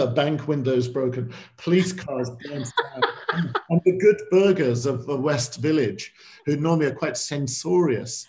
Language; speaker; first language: English; native; English